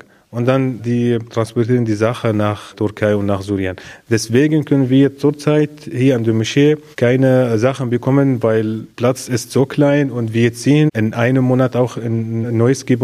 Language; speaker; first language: German; non-native, learner; Arabic